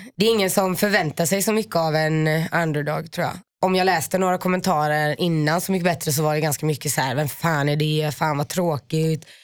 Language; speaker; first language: Swedish; native; Swedish